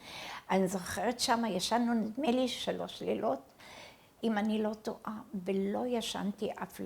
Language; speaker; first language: Hebrew; early bilingual, other home language; Arabic